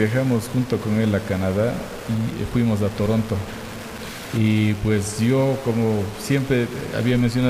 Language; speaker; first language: Spanish; native; Spanish